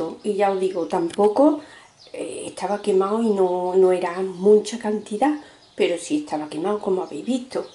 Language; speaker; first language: Spanish; native; Spanish